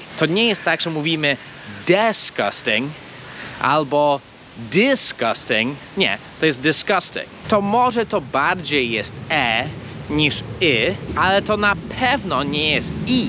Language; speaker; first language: Polish; non-native, fluent; English